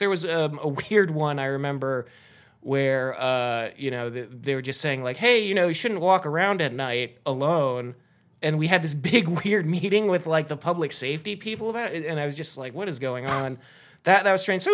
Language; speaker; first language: English; native; English